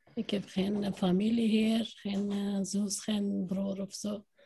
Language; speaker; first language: Dutch; non-native, learner; Persian